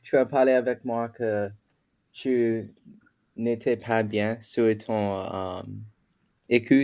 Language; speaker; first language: French; non-native, learner; English